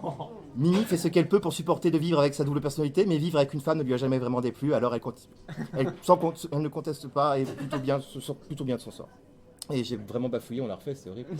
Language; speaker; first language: French; native; French